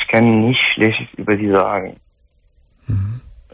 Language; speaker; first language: German; non-native, fluent; Arabic